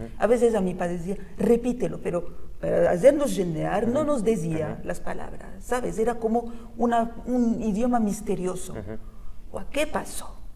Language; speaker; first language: Spanish; early bilingual, heritage; Spanish